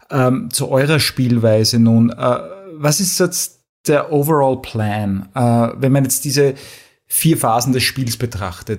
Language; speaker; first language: German; native; German